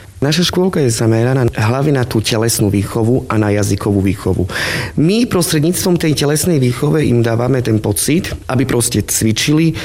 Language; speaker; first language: Slovak; non-native, local second language; Romany